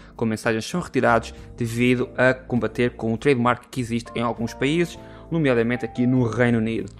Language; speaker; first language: English; non-native, learner; Portuguese